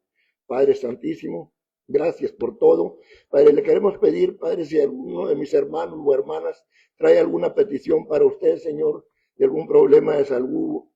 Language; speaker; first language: Spanish; native; Spanish